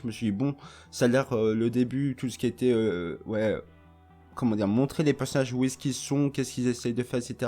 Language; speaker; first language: French; native; French